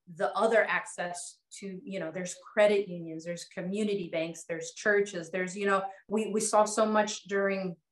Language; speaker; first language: English; native; English